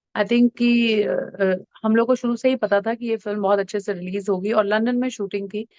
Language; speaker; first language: Hindi; non-native, local second language; Bhojpuri